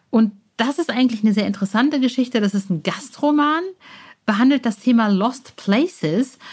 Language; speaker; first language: German; native; German